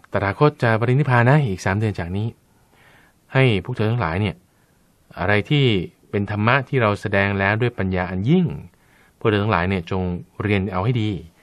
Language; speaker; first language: Thai; native; Thai